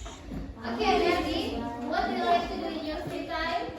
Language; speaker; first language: English; non-native, fluent; Indonesian